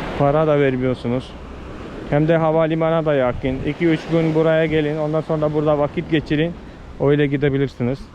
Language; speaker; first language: Turkish; non-native, fluent; Malayalam